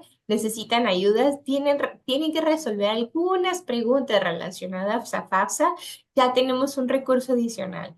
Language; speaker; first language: Spanish; native; Spanish